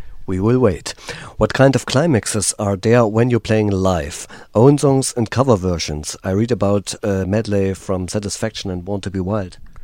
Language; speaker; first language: English; non-native, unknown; German